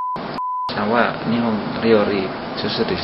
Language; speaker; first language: Japanese; non-native, learner; Indonesian